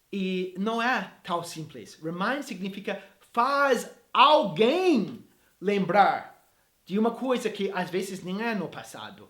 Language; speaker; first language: Portuguese; non-native, fluent; English